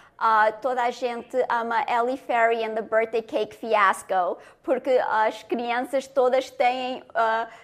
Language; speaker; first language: Portuguese; early bilingual, other home language; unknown